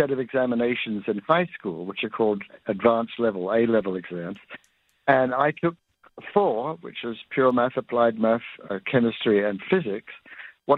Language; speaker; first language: English; native; English